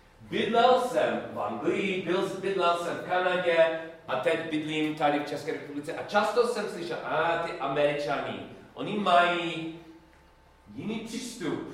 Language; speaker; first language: Czech; non-native, learner; English